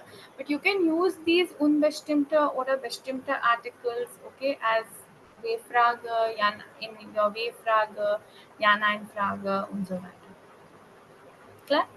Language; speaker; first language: German; non-native, fluent; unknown